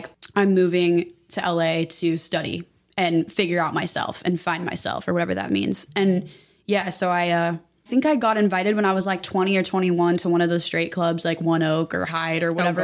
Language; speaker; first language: English; native; English